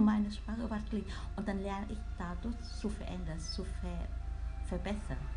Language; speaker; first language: German; non-native, learner; Vietnamese